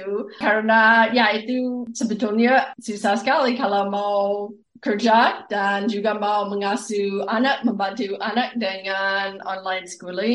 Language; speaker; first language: Indonesian; non-native, fluent; English